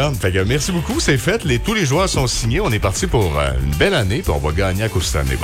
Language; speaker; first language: French; native; French